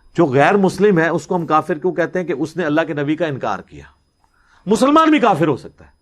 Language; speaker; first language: Urdu; non-native, local second language; Punjabi